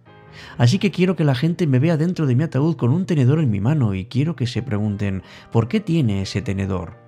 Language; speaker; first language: Spanish; native; Spanish